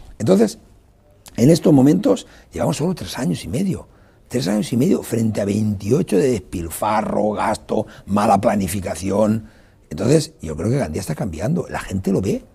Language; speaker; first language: Spanish; non-native, local second language; Catalan